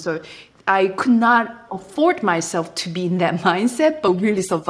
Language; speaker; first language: English; non-native, fluent; Korean